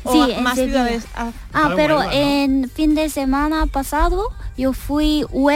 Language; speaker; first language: Spanish; non-native, learner; Korean